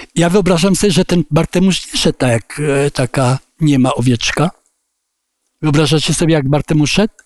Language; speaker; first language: Polish; native; Polish